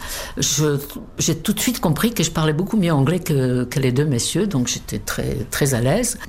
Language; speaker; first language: French; non-native, fluent; Czech